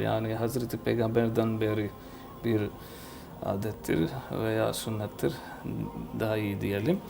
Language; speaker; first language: Turkish; non-native, fluent; Albanian